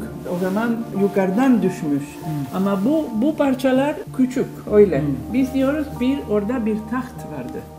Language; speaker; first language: Turkish; non-native, learner; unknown